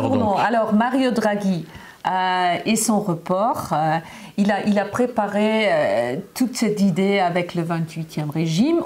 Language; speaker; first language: French; non-native, fluent; German